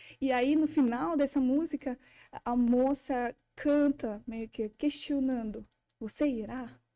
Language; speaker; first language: Portuguese; non-native, fluent; Ukrainian